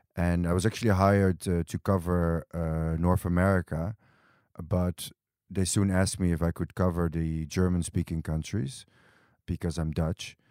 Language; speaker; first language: English; non-native, fluent; Dutch